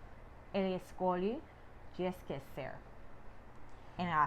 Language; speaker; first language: Portuguese; non-native, fluent; English